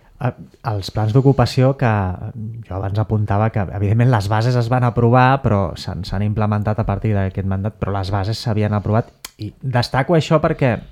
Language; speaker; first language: Catalan; native; Catalan